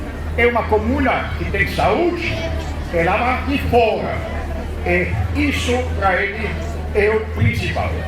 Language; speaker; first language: Portuguese; non-native, fluent; French